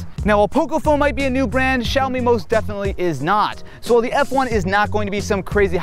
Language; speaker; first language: English; native; English